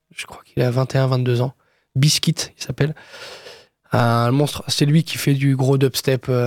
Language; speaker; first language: French; native; French